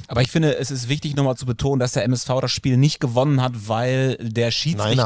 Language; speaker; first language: German; native; German